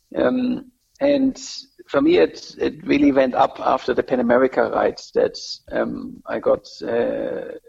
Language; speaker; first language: English; non-native, fluent; German